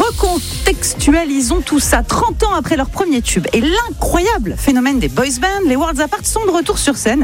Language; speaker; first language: French; native; French